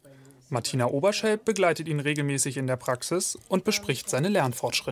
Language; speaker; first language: German; native; German